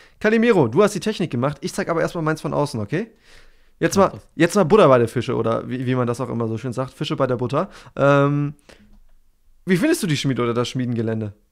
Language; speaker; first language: German; native; German